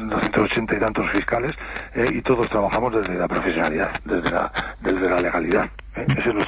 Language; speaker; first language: Spanish; native; Spanish